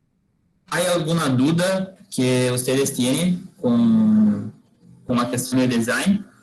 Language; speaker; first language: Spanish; non-native, learner; Portuguese